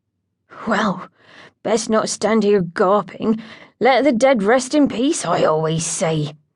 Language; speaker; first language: English; native; English